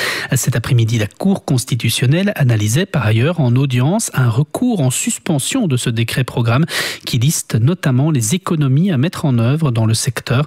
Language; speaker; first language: French; native; French